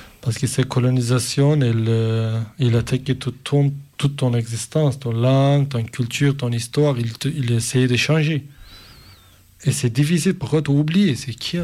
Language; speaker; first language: French; non-native, learner; Kurdish